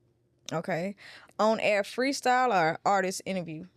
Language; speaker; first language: English; native; English